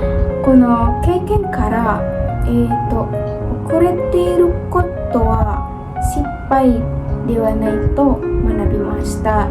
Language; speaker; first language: Japanese; non-native, learner; Indonesian